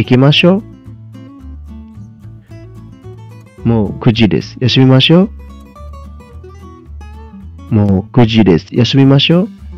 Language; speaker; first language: Japanese; non-native, fluent; Indonesian